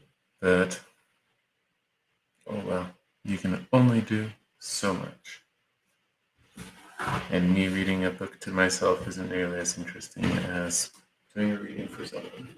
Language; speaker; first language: English; native; English